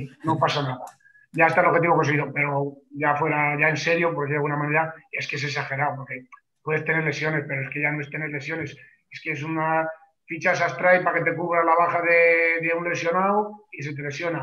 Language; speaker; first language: Spanish; native; Spanish